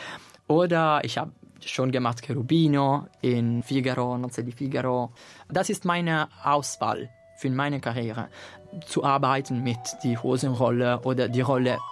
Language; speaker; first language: German; non-native, fluent; Italian